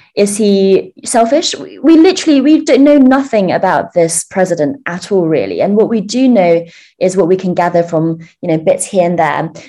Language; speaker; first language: English; early bilingual, other home language; Chinese